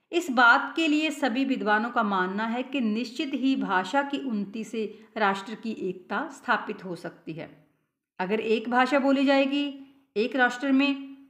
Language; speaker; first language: Hindi; non-native, local second language; Punjabi